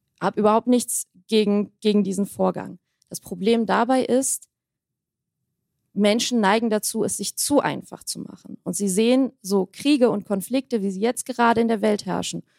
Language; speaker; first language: German; early bilingual, other home language; Armenian